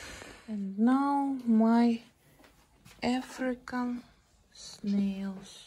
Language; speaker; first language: English; non-native, fluent; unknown